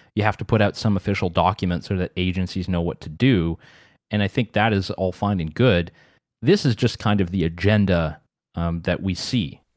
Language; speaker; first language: English; native; English